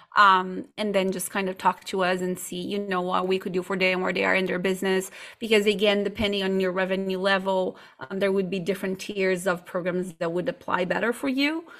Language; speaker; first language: English; non-native, fluent; Portuguese